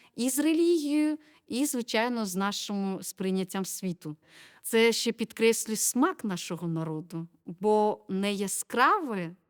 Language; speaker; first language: Ukrainian; non-native, local second language; Crimean Tatar